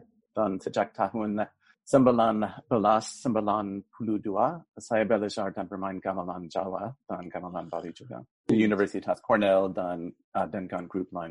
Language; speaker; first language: Indonesian; non-native, fluent; English